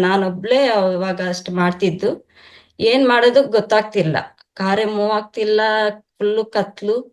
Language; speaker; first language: Kannada; non-native, local second language; Telugu